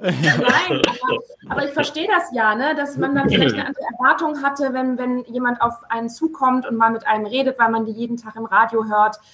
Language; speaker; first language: German; native; German